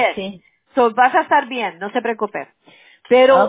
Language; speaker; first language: Spanish; early bilingual, heritage; Spanish